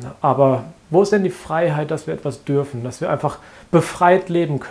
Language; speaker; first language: German; native; German